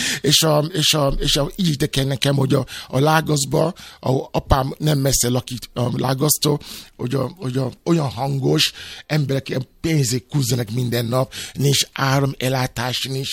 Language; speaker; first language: Hungarian; non-native, fluent; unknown